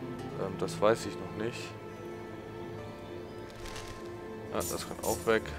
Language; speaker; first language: German; native; German